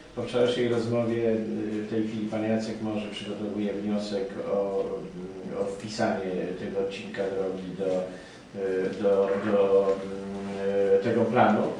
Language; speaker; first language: Polish; native; Polish